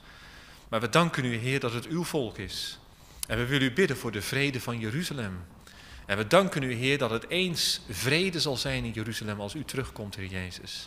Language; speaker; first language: Dutch; native; Dutch